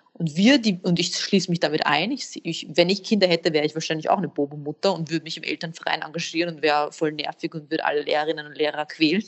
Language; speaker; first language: German; early bilingual, other home language; Bosnian